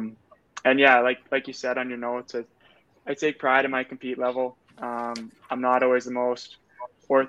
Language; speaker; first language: English; native; English